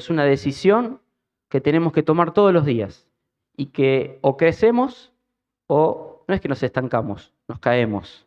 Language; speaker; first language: Spanish; native; Spanish